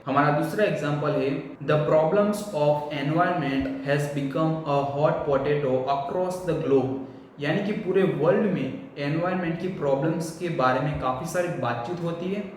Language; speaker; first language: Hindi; non-native, local second language; Gujarati